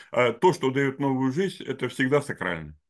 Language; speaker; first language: Russian; native; Russian